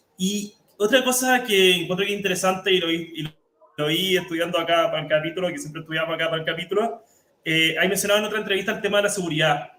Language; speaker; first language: Spanish; native; Spanish